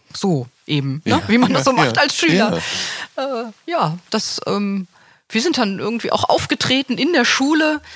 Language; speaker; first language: German; native; German